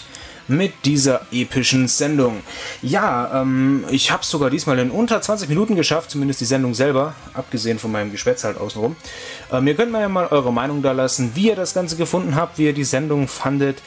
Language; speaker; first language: German; native; German